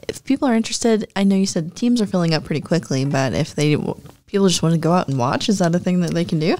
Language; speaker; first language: English; native; English